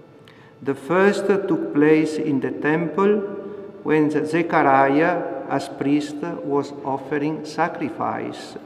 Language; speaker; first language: English; non-native, fluent; Italian